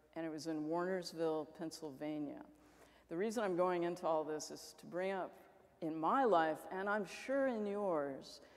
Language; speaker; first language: English; native; English